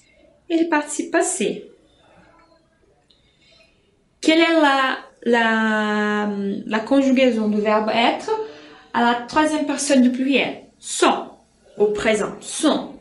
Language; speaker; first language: French; non-native, fluent; Portuguese